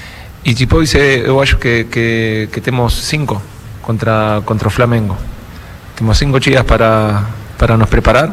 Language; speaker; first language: Portuguese; non-native, fluent; Spanish